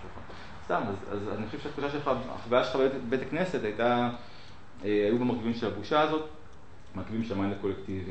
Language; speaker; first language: Hebrew; native; Hebrew